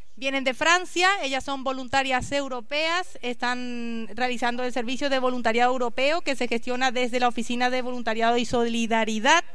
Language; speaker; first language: Spanish; native; Spanish